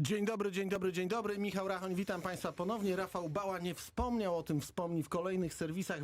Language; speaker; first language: Polish; native; Polish